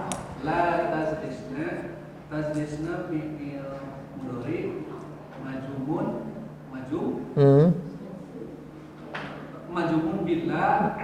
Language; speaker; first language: Arabic; non-native, learner; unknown